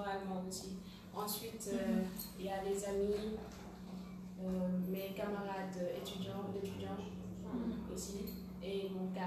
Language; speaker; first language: French; non-native, local second language; Wolof